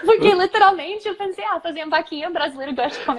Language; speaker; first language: Portuguese; non-native, fluent; English